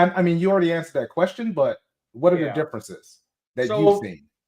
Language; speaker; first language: English; native; English